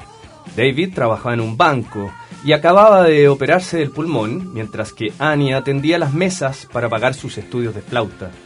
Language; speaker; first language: Spanish; native; Spanish